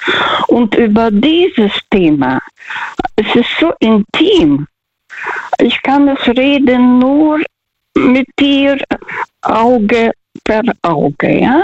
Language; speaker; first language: German; non-native, fluent; Russian